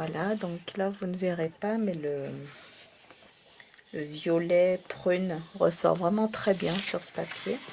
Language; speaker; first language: French; native; French